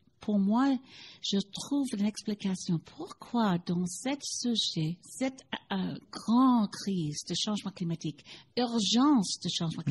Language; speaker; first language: French; non-native, learner; English